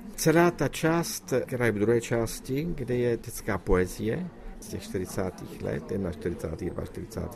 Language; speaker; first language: Czech; native; Czech